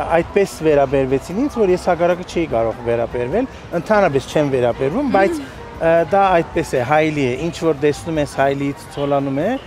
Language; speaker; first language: Armenian; early bilingual, heritage; Armenian